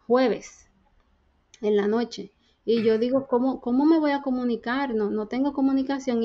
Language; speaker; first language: Spanish; native; Spanish